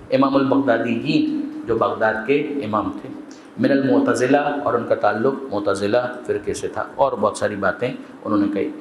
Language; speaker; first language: Urdu; non-native, local second language; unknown